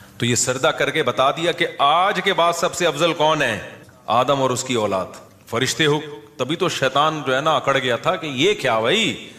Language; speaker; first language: Urdu; native; Urdu